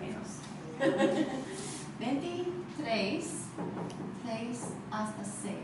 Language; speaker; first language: Spanish; non-native, learner; English